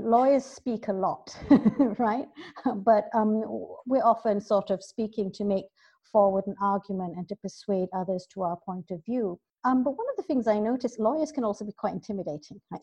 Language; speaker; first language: English; native; English